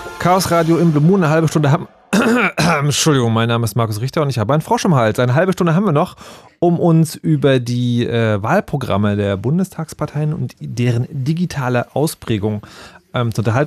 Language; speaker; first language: German; native; German